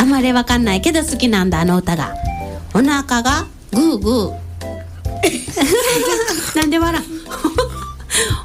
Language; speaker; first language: Japanese; native; Japanese